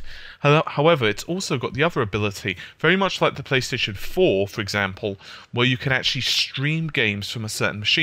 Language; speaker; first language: English; native; English